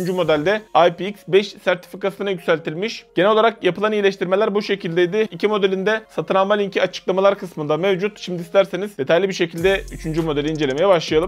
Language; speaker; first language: Turkish; native; Turkish